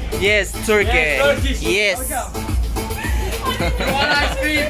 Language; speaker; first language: English; non-native, learner; Filipino